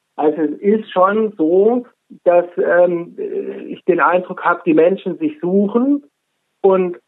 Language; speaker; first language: German; native; German